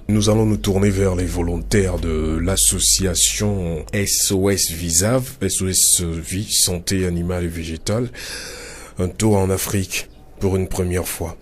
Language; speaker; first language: French; non-native, local second language; Ewe